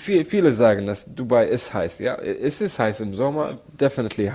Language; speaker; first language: German; non-native, learner; Arabic